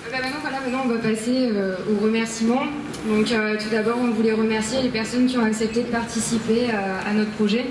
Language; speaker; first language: French; native; French